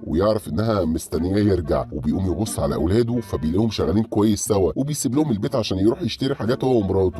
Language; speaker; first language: Arabic; native; Arabic